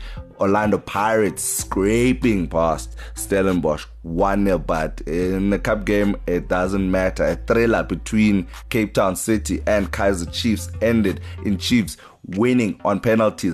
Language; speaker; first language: English; non-native, local second language; Xhosa